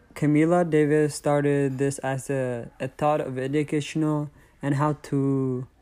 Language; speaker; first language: English; non-native, fluent; Tigrinya